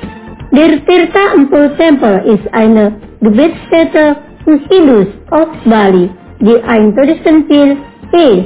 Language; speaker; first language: German; non-native, fluent; Indonesian